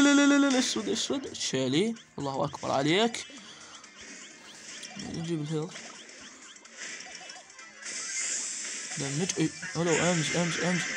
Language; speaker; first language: Arabic; native; Arabic